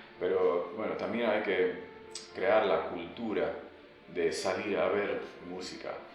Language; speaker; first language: Spanish; early bilingual, other home language; English